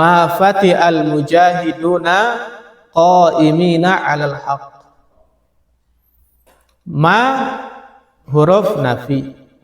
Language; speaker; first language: Arabic; non-native, fluent; Indonesian